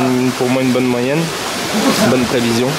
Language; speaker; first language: French; native; French